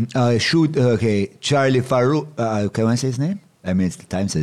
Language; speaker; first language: English; non-native, local second language; Maltese